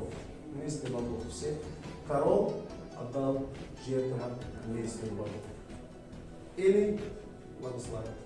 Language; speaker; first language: Russian; non-native, learner; Arabic